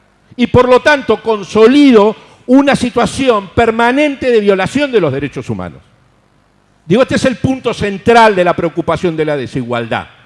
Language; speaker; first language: Spanish; native; Spanish